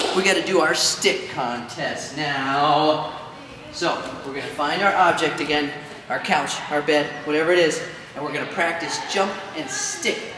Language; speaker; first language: English; native; English